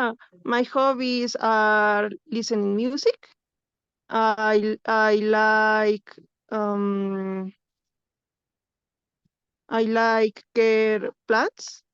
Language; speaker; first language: English; non-native, learner; Spanish